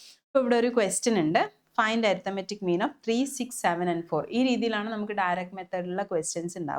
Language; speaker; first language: Malayalam; native; Malayalam